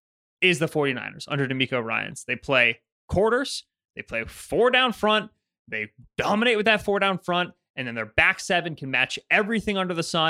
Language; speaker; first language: English; native; English